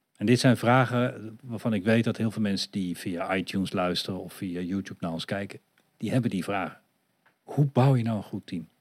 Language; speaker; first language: Dutch; native; Dutch